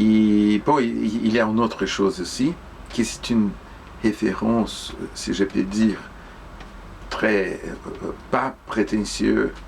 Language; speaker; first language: French; non-native, fluent; Portuguese